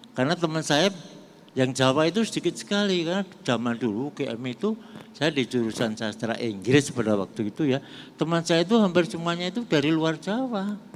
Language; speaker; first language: Indonesian; non-native, local second language; Javanese